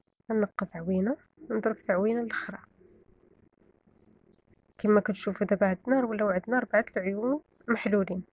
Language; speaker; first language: Arabic; native; Arabic